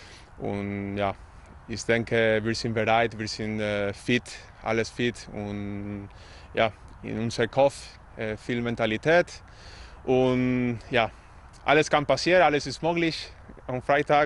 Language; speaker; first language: German; non-native, learner; Spanish